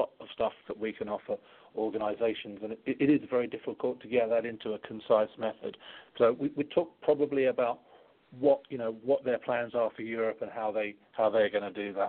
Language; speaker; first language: English; native; English